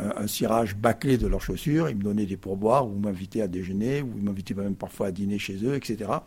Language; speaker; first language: French; native; French